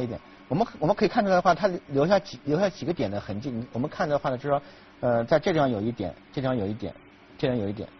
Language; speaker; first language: Chinese; native; Chinese